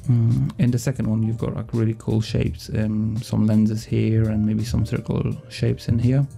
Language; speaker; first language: English; non-native, fluent; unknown